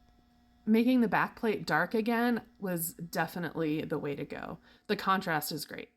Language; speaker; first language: English; native; English